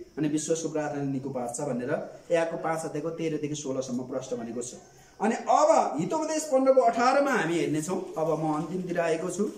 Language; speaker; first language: Nepali; native; Nepali